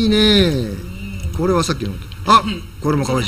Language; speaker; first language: Japanese; native; Japanese